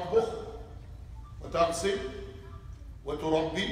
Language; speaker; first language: Arabic; native; Arabic